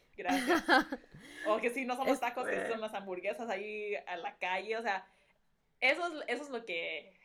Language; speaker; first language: Spanish; early bilingual, heritage; Spanish